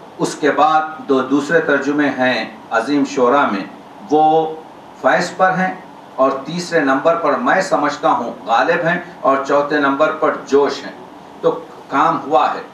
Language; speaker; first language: Urdu; native; Urdu